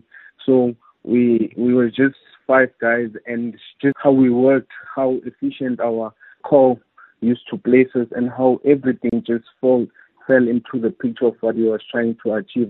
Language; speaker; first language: English; non-native, local second language; Zulu